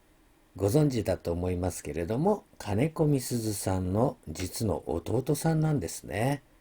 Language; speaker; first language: Japanese; native; Japanese